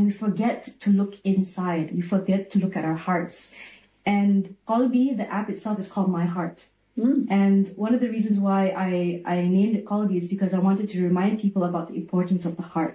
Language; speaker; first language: English; non-native, local second language; Malay